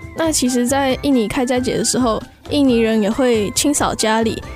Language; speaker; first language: Chinese; early bilingual, other home language; Indonesian